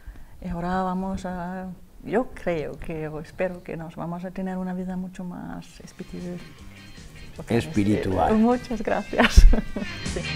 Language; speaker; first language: Spanish; non-native, learner; Danish